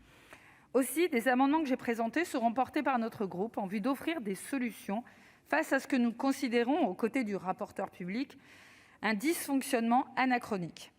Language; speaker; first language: French; native; French